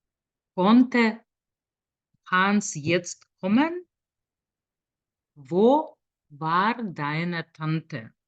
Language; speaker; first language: German; non-native, fluent; Lithuanian